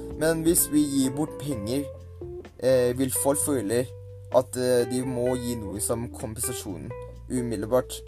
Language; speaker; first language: Norwegian; non-native, learner; Thai